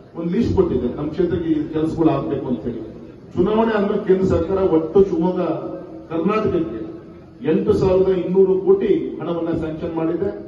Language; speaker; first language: Kannada; native; Kannada